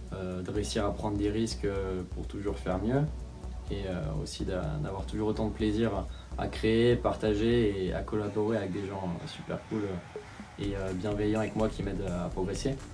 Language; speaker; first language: French; native; French